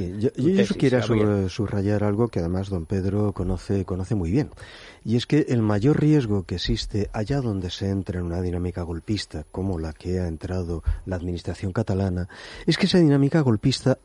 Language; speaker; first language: Spanish; native; Spanish